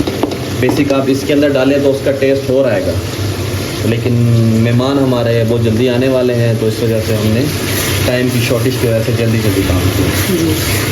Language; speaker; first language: Urdu; native; Urdu